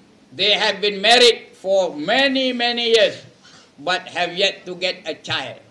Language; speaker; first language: English; non-native, local second language; Malay